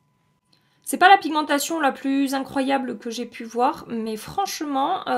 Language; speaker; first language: French; native; French